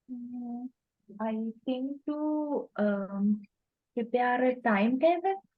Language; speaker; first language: English; non-native, learner; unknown